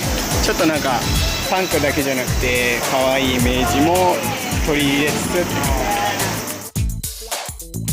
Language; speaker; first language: Japanese; native; Japanese